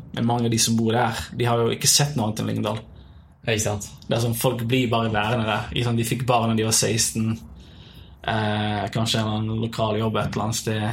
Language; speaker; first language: Norwegian; early bilingual, other home language; Bosnian